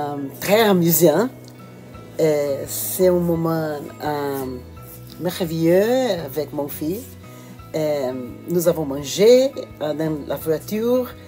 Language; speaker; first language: French; non-native, learner; Portuguese